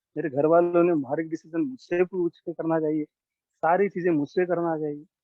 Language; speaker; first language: Hindi; non-native, local second language; Marathi